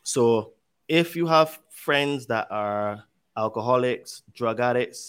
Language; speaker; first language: English; native; English